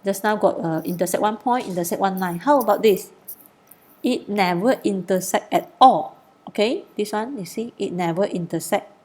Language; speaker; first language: English; non-native, local second language; Malay